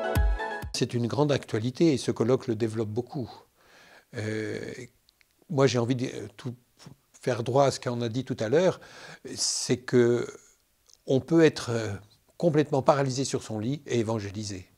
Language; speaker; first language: French; native; French